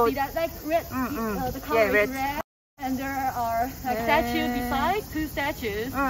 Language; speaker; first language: English; non-native, fluent; Chinese